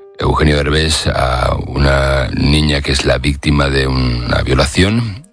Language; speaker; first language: Spanish; native; Spanish